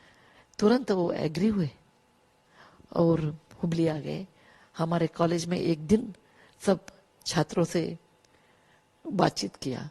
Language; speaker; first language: Hindi; non-native, local second language; Kannada